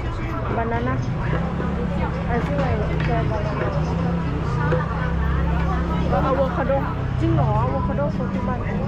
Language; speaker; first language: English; non-native, learner; Thai